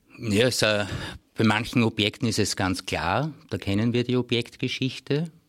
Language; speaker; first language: German; native; German